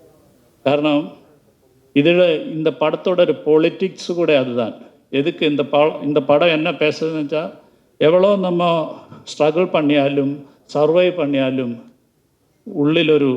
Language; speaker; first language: Tamil; non-native, learner; Malayalam